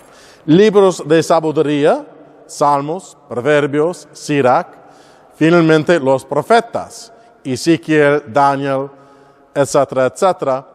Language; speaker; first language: Spanish; non-native, learner; English